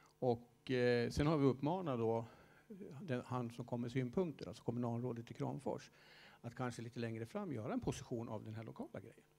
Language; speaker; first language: Swedish; native; Swedish